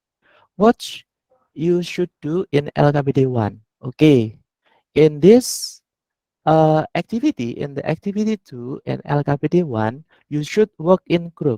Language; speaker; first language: English; non-native, learner; Indonesian